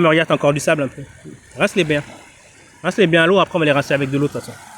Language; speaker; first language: French; native; French